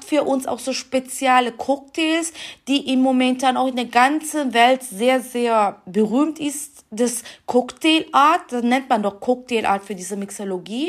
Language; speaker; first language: German; non-native, fluent; Turkish